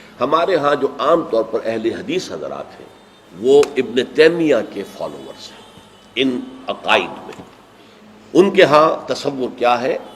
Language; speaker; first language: Urdu; native; Urdu